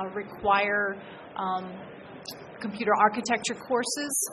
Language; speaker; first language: English; native; English